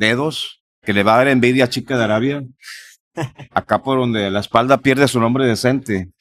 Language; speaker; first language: Spanish; native; Spanish